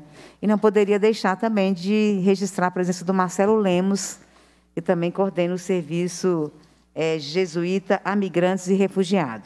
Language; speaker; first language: Portuguese; native; Portuguese